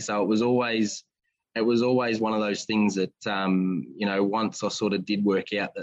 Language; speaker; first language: English; native; English